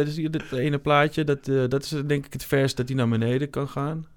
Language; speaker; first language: Dutch; native; Dutch